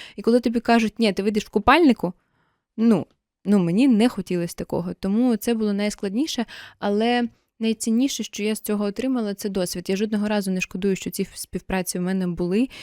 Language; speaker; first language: Ukrainian; non-native, local second language; Russian